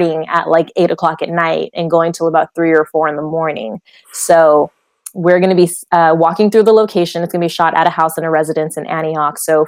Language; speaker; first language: English; native; English